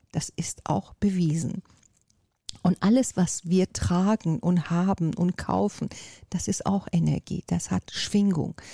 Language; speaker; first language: German; non-native, fluent; Persian